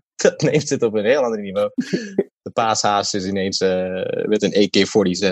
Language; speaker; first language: Dutch; non-native, fluent; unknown